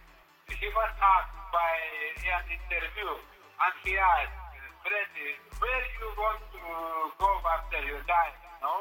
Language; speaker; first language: English; non-native, learner; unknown